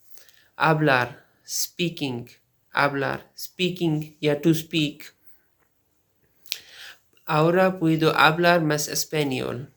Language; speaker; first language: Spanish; non-native, learner; Urdu